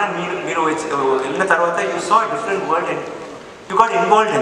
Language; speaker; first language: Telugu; non-native, fluent; Tamil